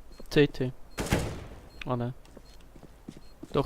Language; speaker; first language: German; native; German